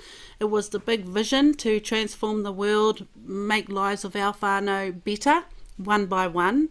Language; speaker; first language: English; native; English